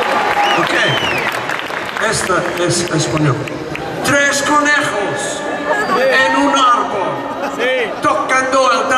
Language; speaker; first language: Spanish; non-native, learner; English